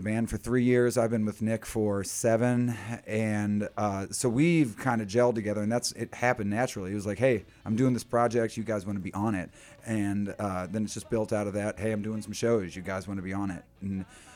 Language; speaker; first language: English; native; English